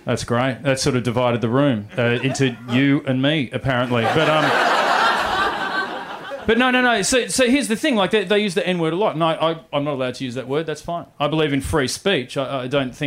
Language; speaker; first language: English; native; English